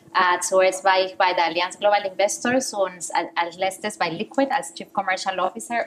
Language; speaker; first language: German; non-native, fluent; Spanish